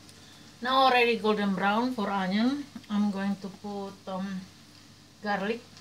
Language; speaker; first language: English; non-native, learner; Indonesian